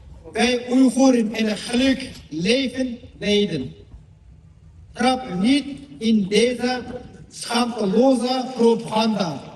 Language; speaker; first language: Dutch; non-native, learner; Uyghur